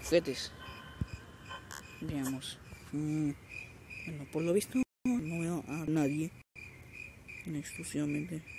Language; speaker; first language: Spanish; native; Spanish